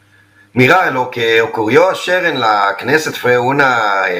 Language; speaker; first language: Spanish; non-native, fluent; Hebrew